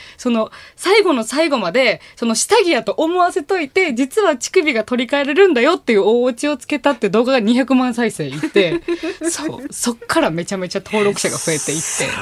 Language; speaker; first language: Japanese; native; Japanese